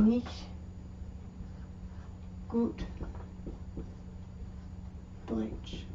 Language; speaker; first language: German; non-native, learner; English